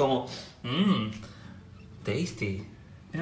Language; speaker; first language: Spanish; native; Spanish